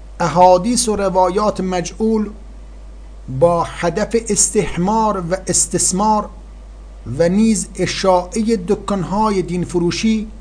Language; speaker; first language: Persian; native; Persian